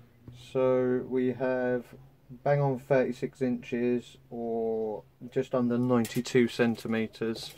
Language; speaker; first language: English; native; English